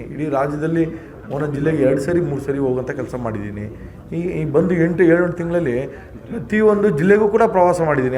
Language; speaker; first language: Kannada; native; Kannada